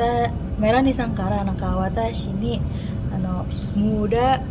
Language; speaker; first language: Japanese; non-native, learner; Indonesian